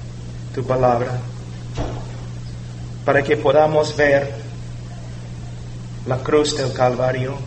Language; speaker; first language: Spanish; non-native, fluent; English